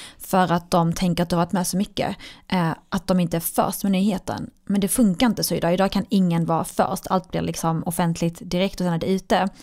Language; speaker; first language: Swedish; early bilingual, other home language; Arabic